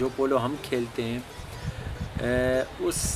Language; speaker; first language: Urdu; non-native, local second language; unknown